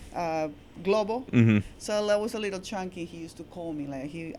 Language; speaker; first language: English; non-native, fluent; Spanish